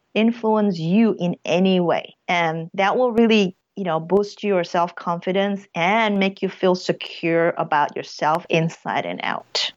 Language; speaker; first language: English; early bilingual, other home language; Korean